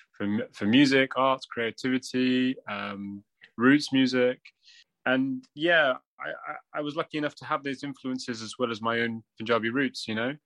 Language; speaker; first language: English; native; English